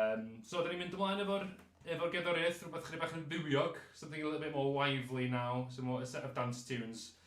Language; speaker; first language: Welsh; native; Welsh